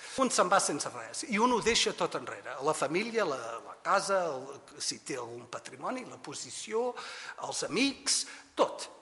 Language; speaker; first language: Catalan; early bilingual, heritage; Catalan